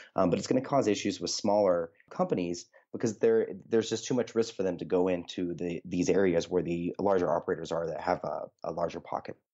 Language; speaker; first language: English; native; English